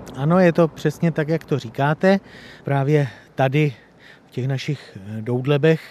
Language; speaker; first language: Czech; native; Czech